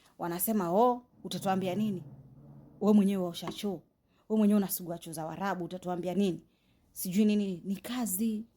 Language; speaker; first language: Swahili; native; Swahili